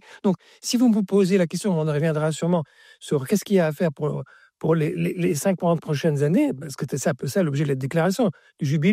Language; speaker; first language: French; native; French